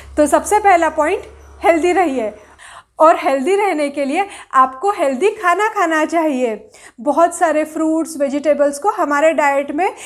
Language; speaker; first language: Hindi; non-native, local second language; Marathi